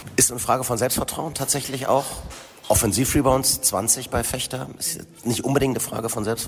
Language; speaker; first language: German; native; German